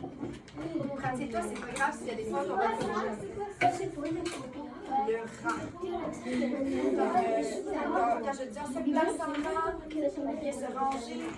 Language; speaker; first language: French; native; French